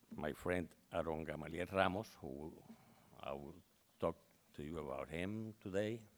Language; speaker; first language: English; non-native, local second language; Spanish